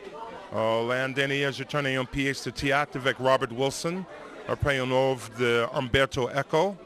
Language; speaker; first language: French; non-native, fluent; English